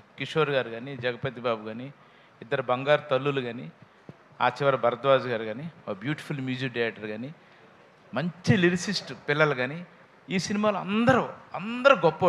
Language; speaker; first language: Telugu; native; Telugu